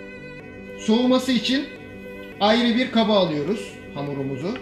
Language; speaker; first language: Turkish; native; Turkish